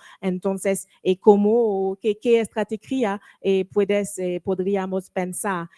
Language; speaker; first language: Spanish; non-native, learner; French